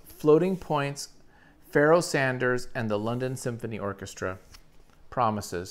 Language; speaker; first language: English; native; English